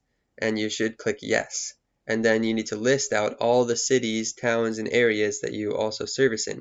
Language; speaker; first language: English; native; English